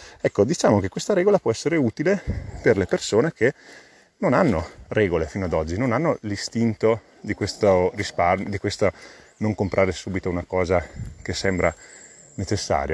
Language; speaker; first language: Italian; native; Italian